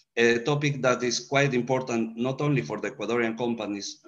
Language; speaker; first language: English; non-native, fluent; Spanish